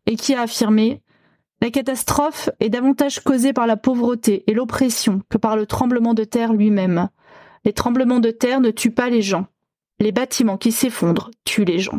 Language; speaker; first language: French; native; French